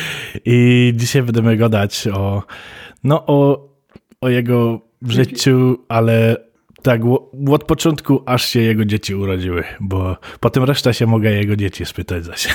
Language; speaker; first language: Polish; early bilingual, heritage; Polish